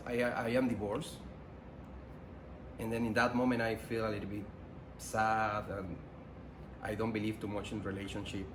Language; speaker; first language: English; non-native, learner; Spanish